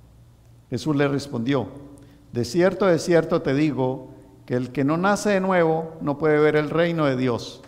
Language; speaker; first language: Spanish; native; Spanish